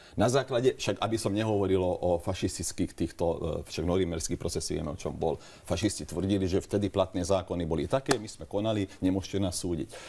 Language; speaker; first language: Slovak; non-native, local second language; Hungarian